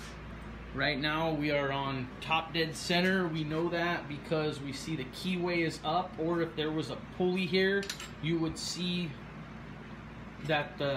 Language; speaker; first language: English; native; English